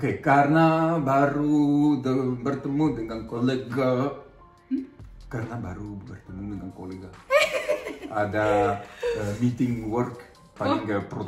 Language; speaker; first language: Indonesian; non-native, fluent; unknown